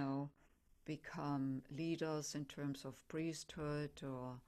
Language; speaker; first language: English; non-native, fluent; German